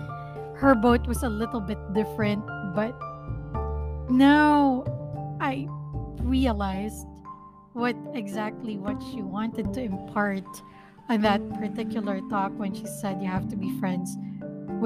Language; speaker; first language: English; non-native, local second language; Filipino